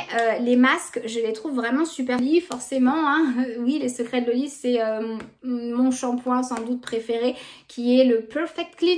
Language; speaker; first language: French; native; French